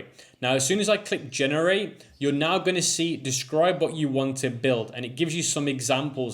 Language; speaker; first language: English; native; English